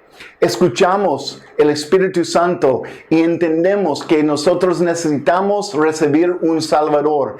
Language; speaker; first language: Spanish; non-native, fluent; English